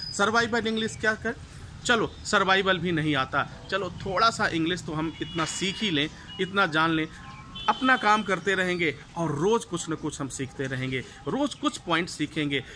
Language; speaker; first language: Hindi; native; Hindi